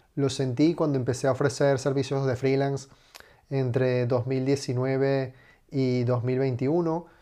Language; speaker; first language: Spanish; native; Spanish